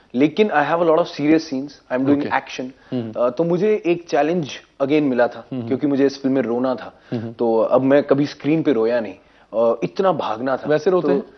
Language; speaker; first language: Hindi; native; Hindi